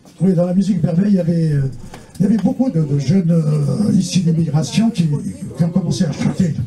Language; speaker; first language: French; non-native, local second language; Kabyle